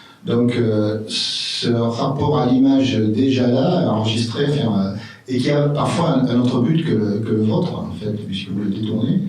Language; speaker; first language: French; native; French